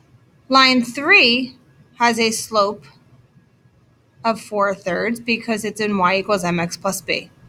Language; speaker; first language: English; native; English